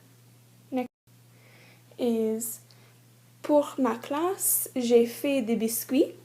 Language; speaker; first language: French; non-native, learner; English